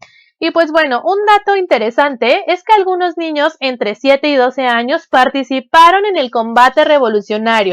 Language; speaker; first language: Spanish; native; Spanish